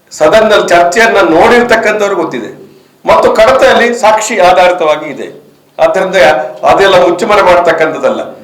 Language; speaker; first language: Kannada; native; Kannada